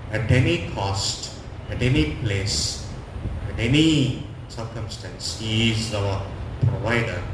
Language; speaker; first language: English; non-native, local second language; Telugu